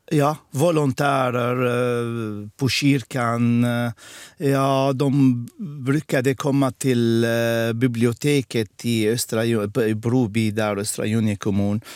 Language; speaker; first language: Swedish; non-native, fluent; Arabic